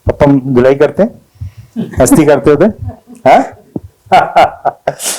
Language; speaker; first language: Hindi; non-native, local second language; Marathi